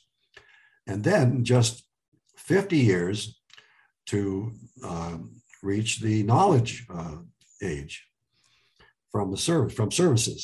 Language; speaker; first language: English; early bilingual, other home language; Arabic